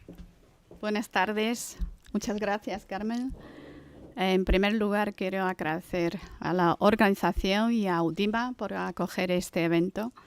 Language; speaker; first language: Spanish; non-native, fluent; Chinese